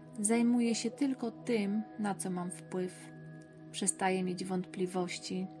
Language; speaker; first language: Polish; native; Polish